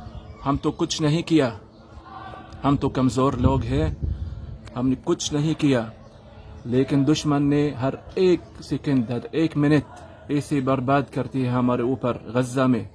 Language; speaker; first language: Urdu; non-native, learner; Arabic